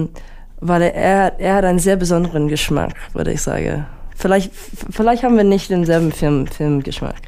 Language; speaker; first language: German; non-native, learner; English